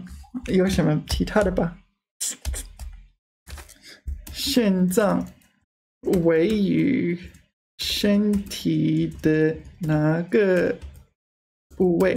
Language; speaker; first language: Chinese; non-native, learner; English